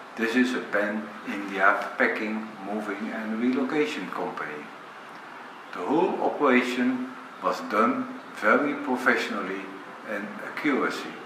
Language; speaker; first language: English; non-native, fluent; Dutch